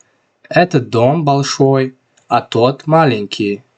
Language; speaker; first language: Russian; non-native, local second language; Tajik